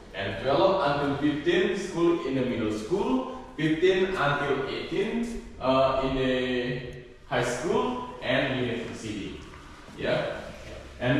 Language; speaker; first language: English; non-native, learner; Balinese